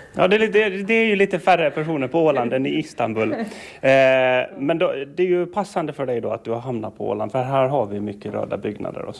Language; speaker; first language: Swedish; native; Swedish